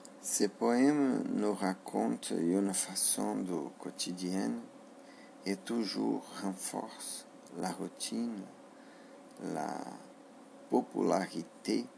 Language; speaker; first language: French; non-native, learner; Portuguese